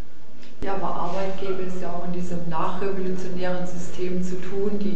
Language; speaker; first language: German; native; German